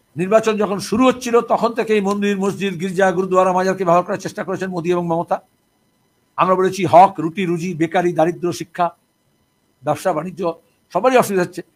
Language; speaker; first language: Bangla; native; Bangla